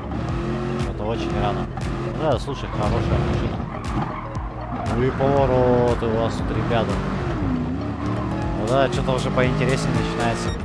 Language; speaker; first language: Russian; native; Russian